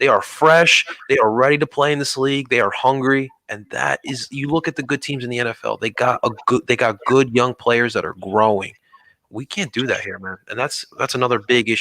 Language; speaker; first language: English; native; English